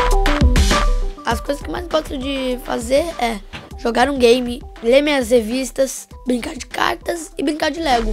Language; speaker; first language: Portuguese; early bilingual, heritage; Portuguese